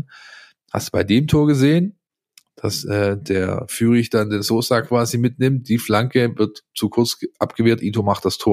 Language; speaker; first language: German; native; German